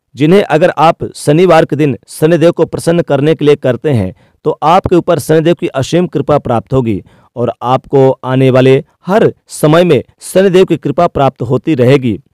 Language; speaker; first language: Hindi; native; Hindi